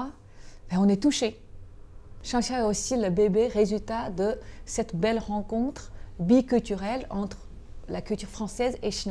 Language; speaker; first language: French; non-native, fluent; Chinese